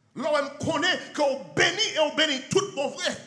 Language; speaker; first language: French; non-native, learner; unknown